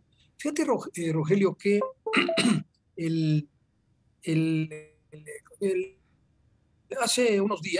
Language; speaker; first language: Spanish; native; Spanish